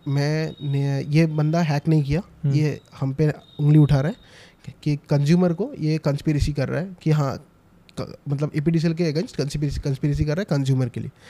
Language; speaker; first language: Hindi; non-native, local second language; Assamese